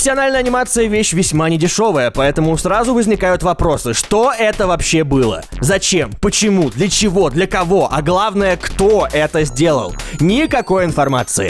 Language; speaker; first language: Russian; native; Russian